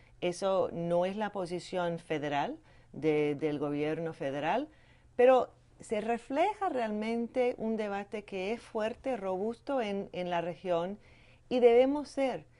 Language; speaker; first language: Spanish; non-native, fluent; English